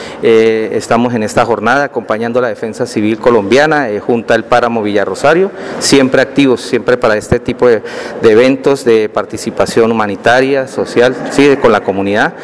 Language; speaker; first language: Spanish; native; Spanish